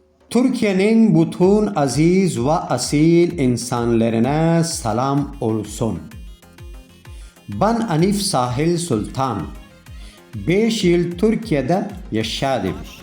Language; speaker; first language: Turkish; non-native, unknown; Persian